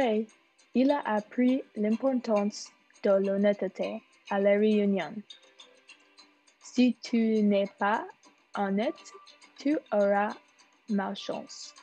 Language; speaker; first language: French; non-native, learner; English